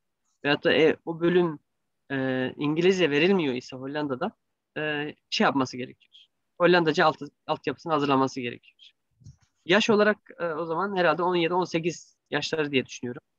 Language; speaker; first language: Turkish; native; Turkish